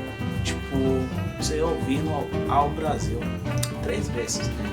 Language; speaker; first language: Portuguese; non-native, learner; English